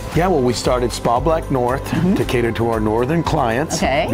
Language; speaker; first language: English; native; English